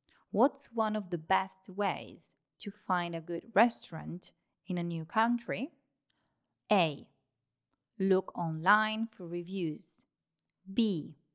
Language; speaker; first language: English; non-native, fluent; Italian